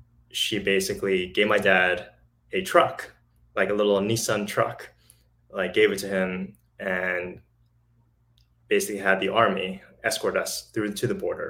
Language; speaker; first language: English; early bilingual, other home language; Chinese